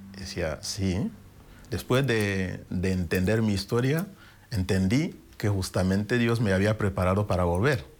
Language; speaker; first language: Spanish; non-native, fluent; Kinyarwanda